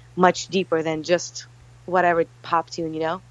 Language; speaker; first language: English; early bilingual, other home language; Russian